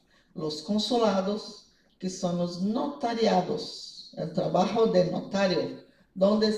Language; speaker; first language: Spanish; non-native, fluent; Portuguese